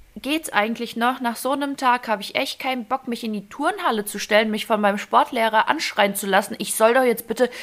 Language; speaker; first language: German; early bilingual, other home language; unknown